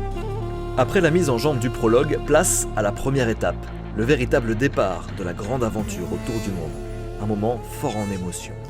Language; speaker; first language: French; native; French